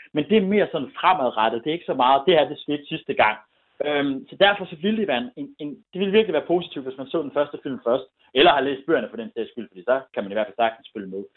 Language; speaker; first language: Danish; native; Danish